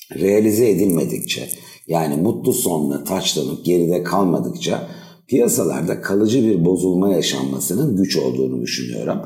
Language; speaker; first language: Turkish; native; Turkish